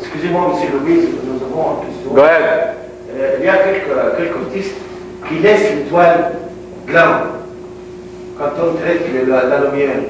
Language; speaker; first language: French; non-native, local second language; Arabic